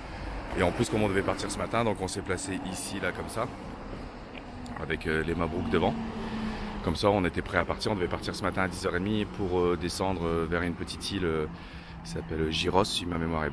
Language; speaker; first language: French; native; French